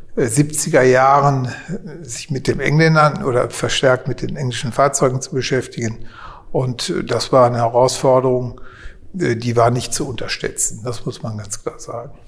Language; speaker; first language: German; native; German